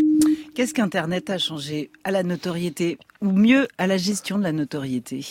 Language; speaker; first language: French; native; French